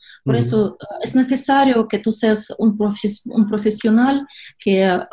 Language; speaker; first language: Spanish; non-native, fluent; Russian